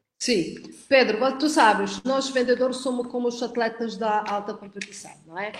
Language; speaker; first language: Portuguese; non-native, fluent; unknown